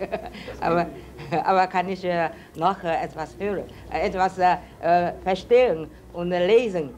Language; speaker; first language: German; non-native, learner; Chinese